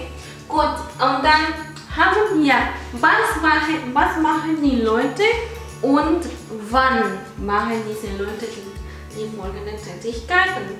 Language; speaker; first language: German; non-native, fluent; Spanish